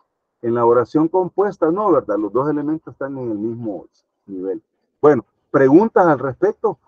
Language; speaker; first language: Spanish; native; Spanish